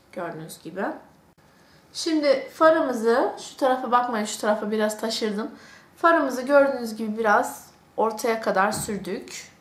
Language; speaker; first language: Turkish; early bilingual, heritage; Turkish